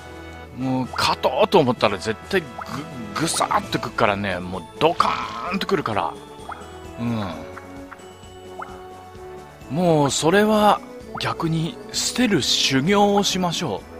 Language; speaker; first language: Japanese; native; Japanese